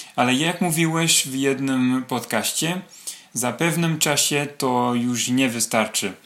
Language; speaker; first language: Polish; non-native, learner; French